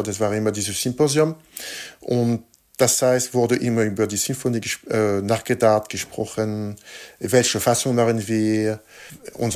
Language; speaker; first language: German; non-native, fluent; French